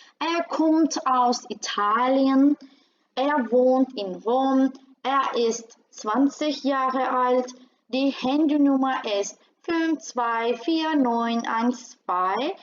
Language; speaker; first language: German; non-native, fluent; Turkish